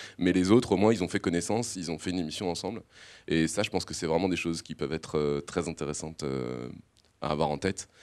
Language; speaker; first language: French; native; French